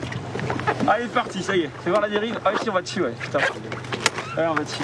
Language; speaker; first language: French; native; French